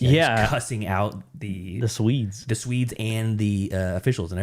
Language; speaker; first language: English; native; English